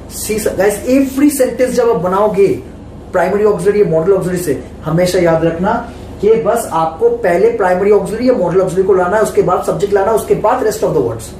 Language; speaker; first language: Hindi; non-native, local second language; Bangla